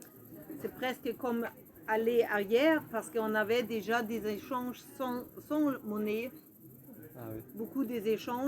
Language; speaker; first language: French; non-native, fluent; German